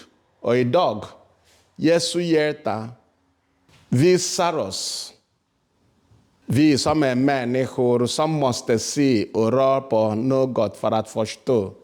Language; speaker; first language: Swedish; non-native, fluent; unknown